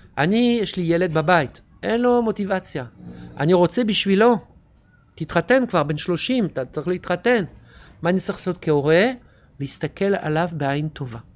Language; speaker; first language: Hebrew; non-native, fluent; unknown